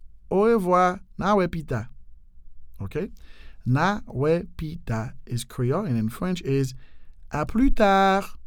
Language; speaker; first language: English; non-native, fluent; Haitian Creole